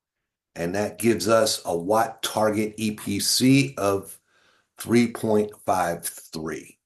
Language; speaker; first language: English; native; English